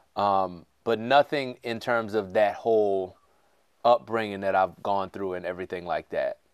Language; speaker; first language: English; native; English